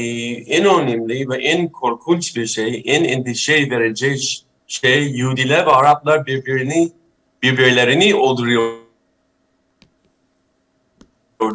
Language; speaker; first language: Turkish; non-native, fluent; English